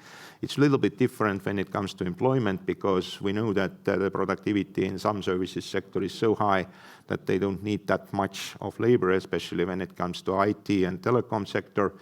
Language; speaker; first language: English; non-native, fluent; Estonian